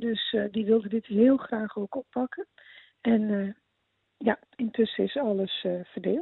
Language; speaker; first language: Dutch; native; Dutch